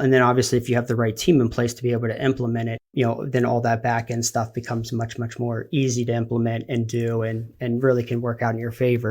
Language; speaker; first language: English; native; English